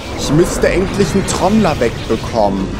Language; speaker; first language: German; native; German